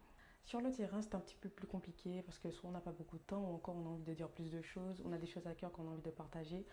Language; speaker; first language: French; native; French